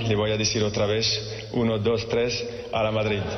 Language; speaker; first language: Spanish; non-native, fluent; French